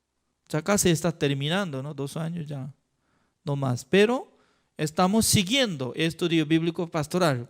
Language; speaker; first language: Spanish; non-native, fluent; Korean